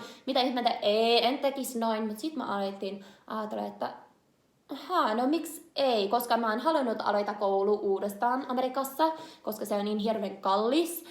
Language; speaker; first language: Finnish; non-native, learner; English